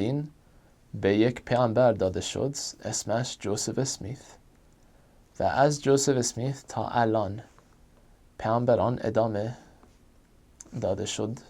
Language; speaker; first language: Persian; non-native, fluent; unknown